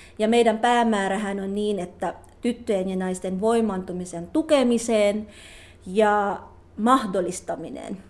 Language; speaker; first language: Finnish; non-native, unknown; Filipino